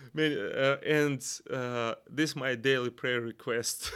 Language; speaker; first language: English; non-native, learner; Kazakh